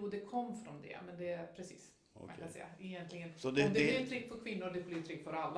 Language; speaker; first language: Swedish; non-native, fluent; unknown